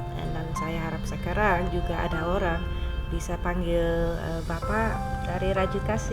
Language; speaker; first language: Indonesian; non-native, learner; Dutch